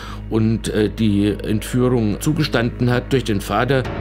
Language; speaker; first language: German; native; German